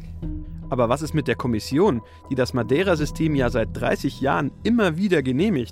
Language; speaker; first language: German; native; German